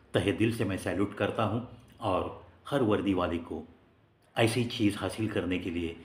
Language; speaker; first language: Hindi; non-native, local second language; Marathi